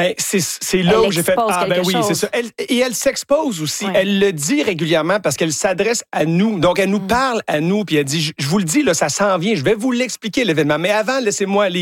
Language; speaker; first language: French; native; French